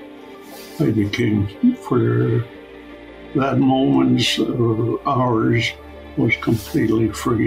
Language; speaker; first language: English; non-native, fluent; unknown